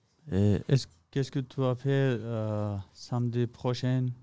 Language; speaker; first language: French; non-native, learner; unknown